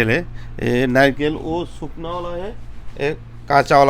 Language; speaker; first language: Hindi; non-native, learner; Bangla